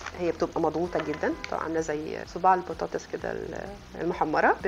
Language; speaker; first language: Arabic; native; Arabic